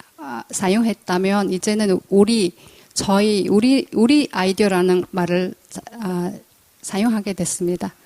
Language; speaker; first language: Korean; non-native, fluent; Mongolian